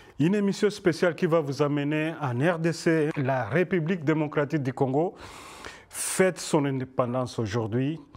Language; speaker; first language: French; non-native, local second language; Swahili